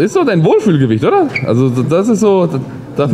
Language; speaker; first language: German; native; German